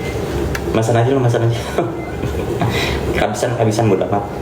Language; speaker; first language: Indonesian; native; Indonesian